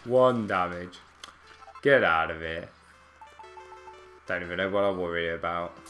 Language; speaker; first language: English; native; English